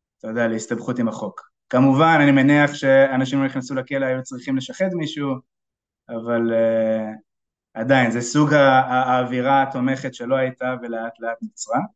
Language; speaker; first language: Hebrew; native; Hebrew